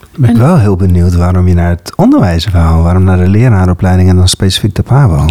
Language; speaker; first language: Dutch; native; Dutch